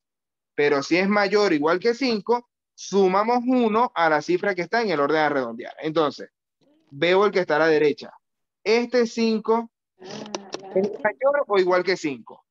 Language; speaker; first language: Spanish; native; Spanish